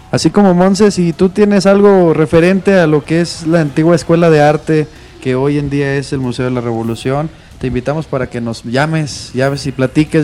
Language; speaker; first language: Spanish; native; Spanish